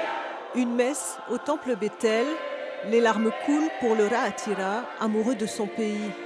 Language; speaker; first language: French; native; French